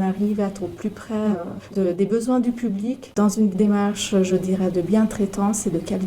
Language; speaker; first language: French; native; French